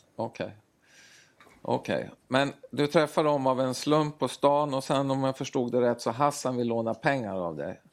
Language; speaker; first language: Swedish; native; Swedish